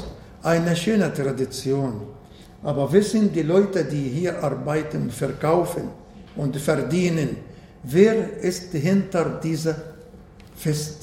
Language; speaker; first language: German; non-native, fluent; Arabic